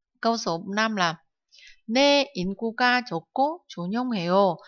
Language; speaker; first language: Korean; non-native, fluent; Vietnamese